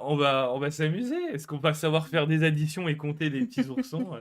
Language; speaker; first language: French; native; French